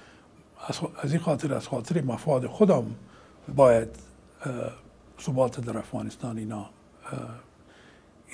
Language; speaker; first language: Persian; native; Persian